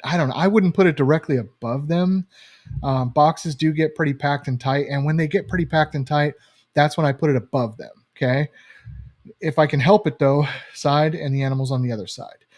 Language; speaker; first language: English; native; English